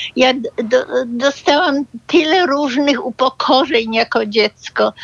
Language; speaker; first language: Polish; early bilingual, other home language; German